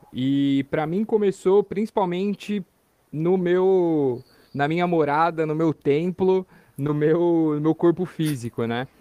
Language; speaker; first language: Portuguese; native; Portuguese